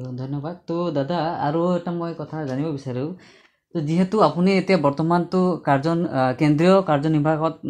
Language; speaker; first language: Assamese; native; Assamese